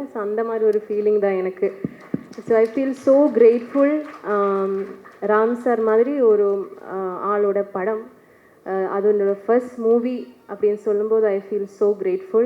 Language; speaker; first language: Tamil; non-native, learner; Malayalam